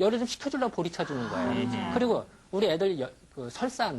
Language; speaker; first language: Korean; native; Korean